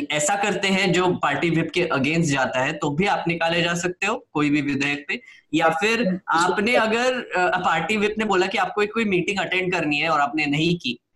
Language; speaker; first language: Hindi; non-native, local second language; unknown